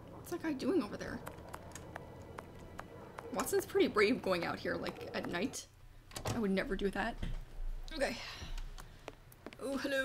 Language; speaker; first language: English; native; English